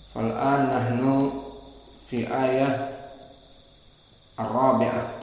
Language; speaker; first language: Arabic; non-native, fluent; Indonesian